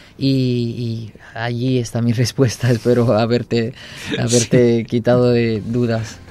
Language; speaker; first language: Spanish; non-native, fluent; Italian